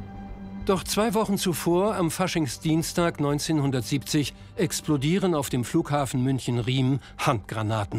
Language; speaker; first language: German; native; German